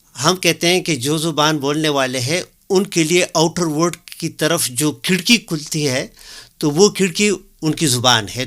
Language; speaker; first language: Urdu; non-native, local second language; Pashto